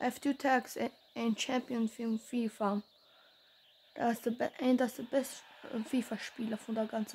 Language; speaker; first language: German; non-native, learner; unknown